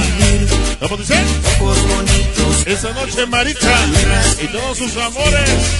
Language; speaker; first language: Spanish; native; Spanish